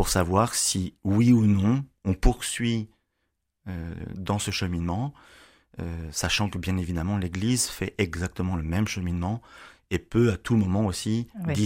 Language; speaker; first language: French; native; French